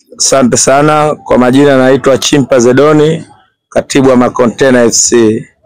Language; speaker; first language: Swahili; native; Swahili